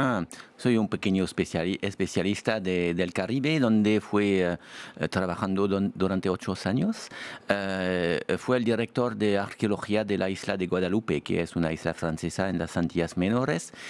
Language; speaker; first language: Spanish; non-native, fluent; French